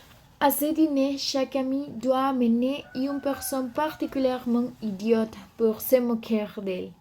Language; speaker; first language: French; non-native, learner; Spanish